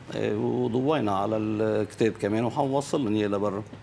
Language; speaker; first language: Arabic; native; Arabic